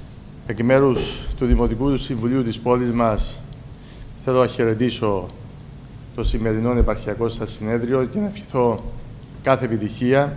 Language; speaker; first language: Greek; native; Greek